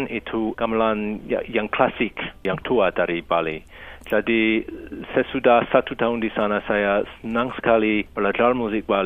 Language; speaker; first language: Indonesian; non-native, fluent; English